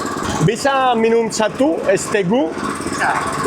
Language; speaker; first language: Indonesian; non-native, learner; Spanish